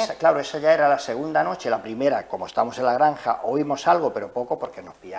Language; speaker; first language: Spanish; native; Spanish